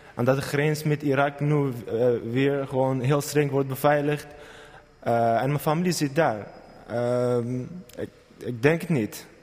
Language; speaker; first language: Dutch; non-native, fluent; Kurdish